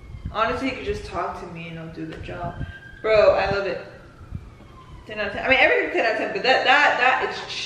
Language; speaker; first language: English; early bilingual, other home language; Spanish